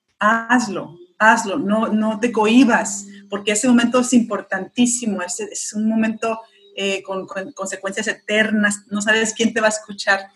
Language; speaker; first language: Spanish; early bilingual, heritage; Spanish